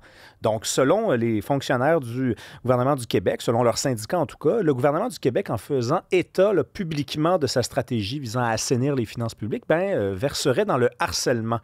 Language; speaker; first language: French; native; French